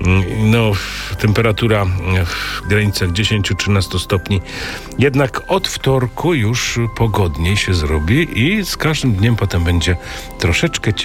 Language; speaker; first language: Polish; native; Polish